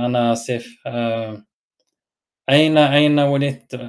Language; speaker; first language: Arabic; non-native, learner; Norwegian